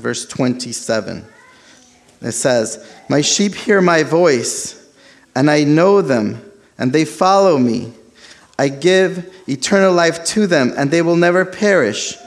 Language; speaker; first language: English; early bilingual, other home language; Spanish